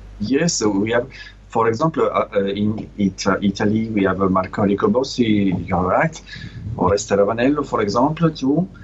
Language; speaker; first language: English; non-native, learner; Italian